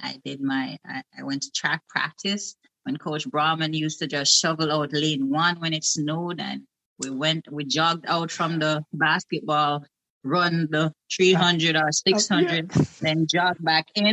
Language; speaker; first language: English; non-native, local second language; Jamaican Creole English